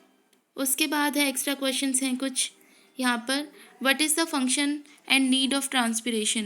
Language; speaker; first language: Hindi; native; Hindi